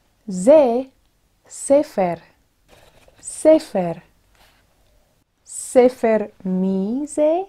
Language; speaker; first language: Hebrew; non-native, fluent; English